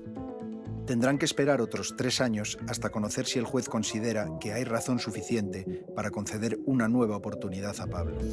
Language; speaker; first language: Spanish; native; Spanish